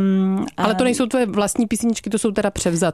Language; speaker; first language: Czech; native; Czech